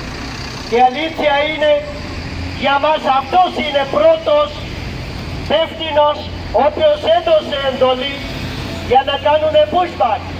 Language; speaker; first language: Greek; non-native, learner; Urdu